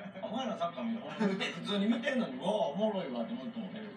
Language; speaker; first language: Japanese; native; Japanese